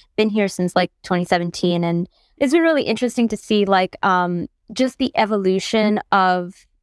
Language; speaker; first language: English; non-native, local second language; Bangla